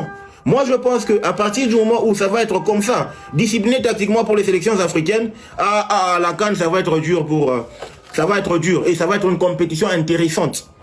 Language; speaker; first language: French; non-native, local second language; Lingala